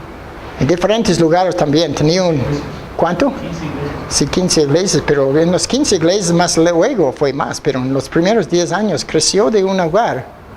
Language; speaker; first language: Spanish; non-native, fluent; English